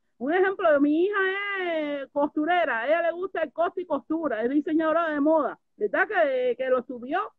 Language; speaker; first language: Spanish; native; Spanish